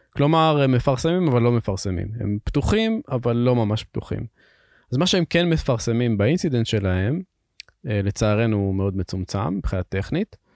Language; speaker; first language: Hebrew; native; Hebrew